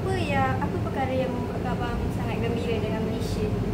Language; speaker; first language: Malay; native; Malay